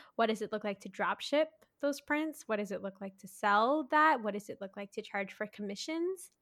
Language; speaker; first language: English; native; English